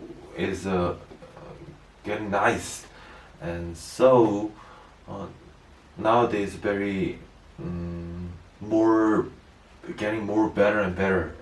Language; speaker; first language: English; non-native, learner; Korean